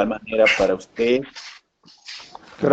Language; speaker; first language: Spanish; native; Spanish